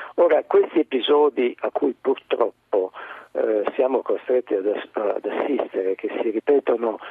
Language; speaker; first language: Italian; native; Italian